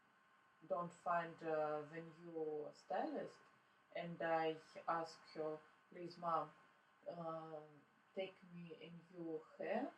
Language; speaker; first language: English; non-native, learner; Russian